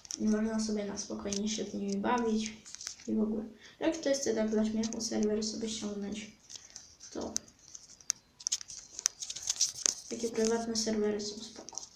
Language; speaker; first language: Polish; native; Polish